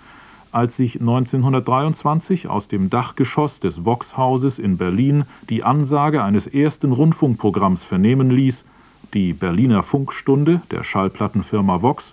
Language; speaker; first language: German; native; German